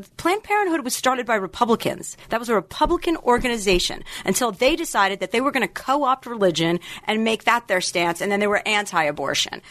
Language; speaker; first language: English; native; English